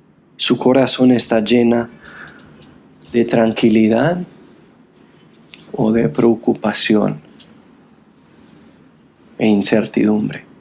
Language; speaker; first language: Spanish; non-native, fluent; English